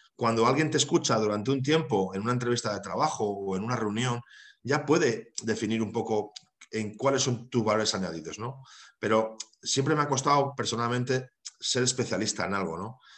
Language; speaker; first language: Spanish; native; Spanish